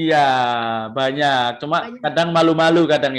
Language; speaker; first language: Indonesian; native; Indonesian